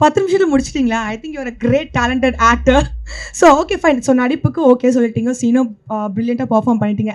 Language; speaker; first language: Tamil; native; Tamil